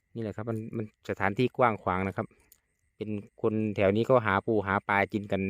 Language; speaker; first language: Thai; native; Thai